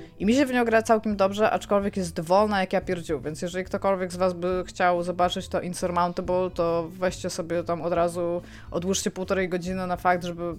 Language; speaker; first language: Polish; native; Polish